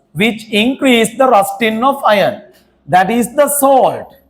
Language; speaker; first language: English; non-native, local second language; Sinhala